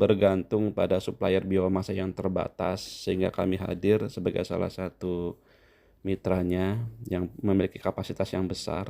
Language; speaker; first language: Indonesian; native; Indonesian